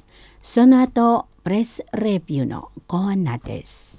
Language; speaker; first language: Japanese; non-native, learner; Indonesian